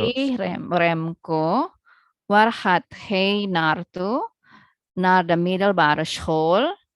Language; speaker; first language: Dutch; non-native, learner; Indonesian